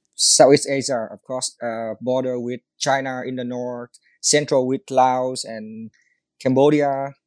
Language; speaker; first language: English; non-native, learner; Vietnamese